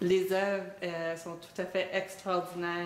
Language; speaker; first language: French; native; French